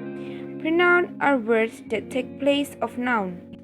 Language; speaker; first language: English; non-native, fluent; Indonesian